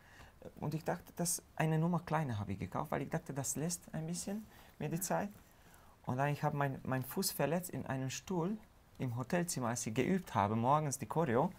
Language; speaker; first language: German; non-native, fluent; Hungarian